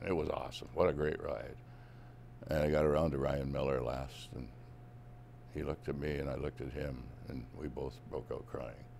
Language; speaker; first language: English; native; English